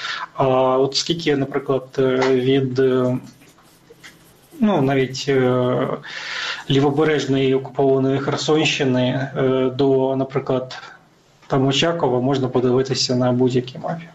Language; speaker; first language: Ukrainian; native; Ukrainian